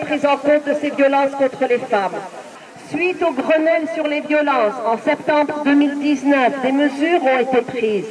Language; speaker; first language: French; native; French